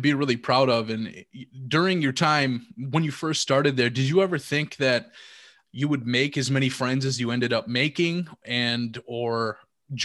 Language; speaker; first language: English; native; English